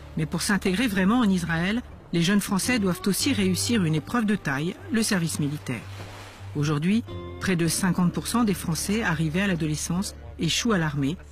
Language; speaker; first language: French; native; French